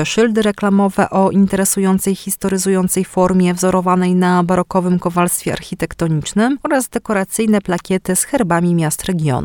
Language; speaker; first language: Polish; native; Polish